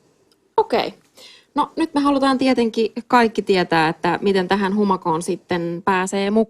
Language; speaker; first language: Finnish; native; Finnish